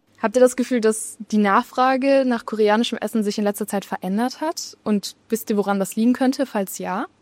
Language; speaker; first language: German; native; German